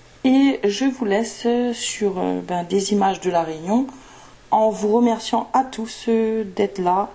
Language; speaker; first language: French; native; French